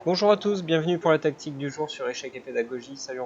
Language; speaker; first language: French; native; French